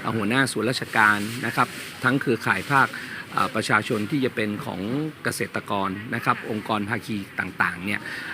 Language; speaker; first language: Thai; native; Thai